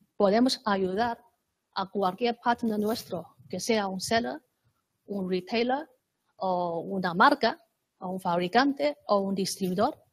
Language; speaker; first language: Spanish; non-native, fluent; Chinese